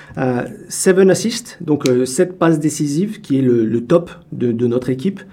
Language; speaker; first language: French; native; French